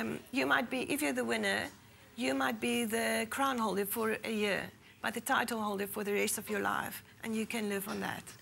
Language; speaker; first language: English; non-native, local second language; Afrikaans